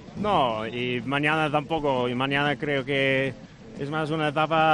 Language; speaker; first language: Spanish; non-native, fluent; Dutch